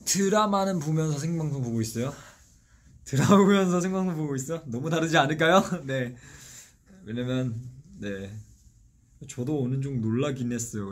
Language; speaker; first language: Korean; non-native, fluent; Chinese